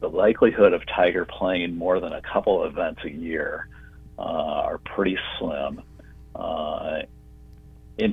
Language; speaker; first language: English; native; English